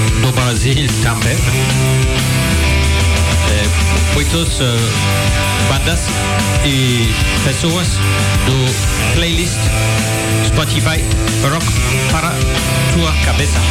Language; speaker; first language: Portuguese; non-native, learner; English